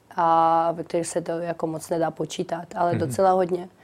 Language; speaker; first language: Czech; non-native, fluent; Ukrainian